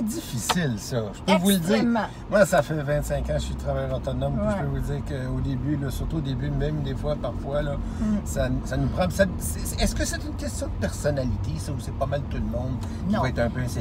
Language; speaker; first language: French; native; French